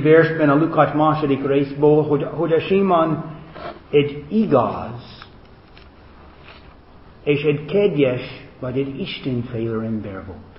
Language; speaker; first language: Hungarian; non-native, fluent; English